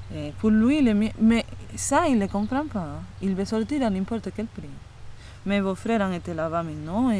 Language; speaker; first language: French; non-native, fluent; Spanish